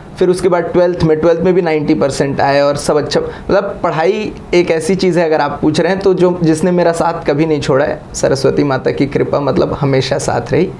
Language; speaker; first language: Hindi; native; Hindi